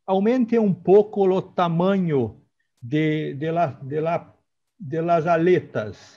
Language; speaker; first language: Spanish; non-native, learner; Portuguese